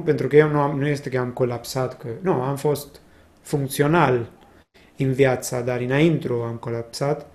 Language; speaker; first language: Romanian; non-native, fluent; Spanish